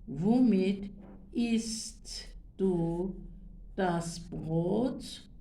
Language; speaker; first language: German; non-native, fluent; Turkish